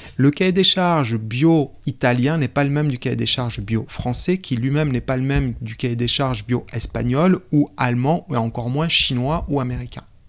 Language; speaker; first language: French; native; French